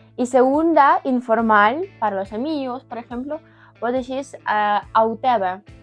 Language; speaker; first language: Spanish; non-native, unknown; Ukrainian